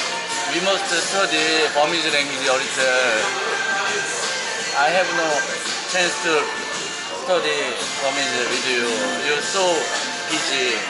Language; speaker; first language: English; non-native, learner; Korean